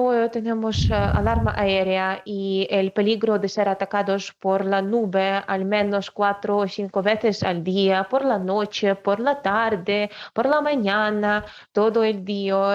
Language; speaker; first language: Spanish; non-native, fluent; Ukrainian